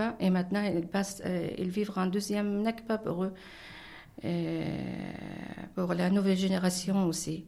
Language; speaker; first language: French; non-native, learner; Arabic